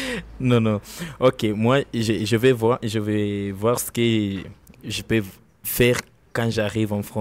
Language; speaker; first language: French; non-native, learner; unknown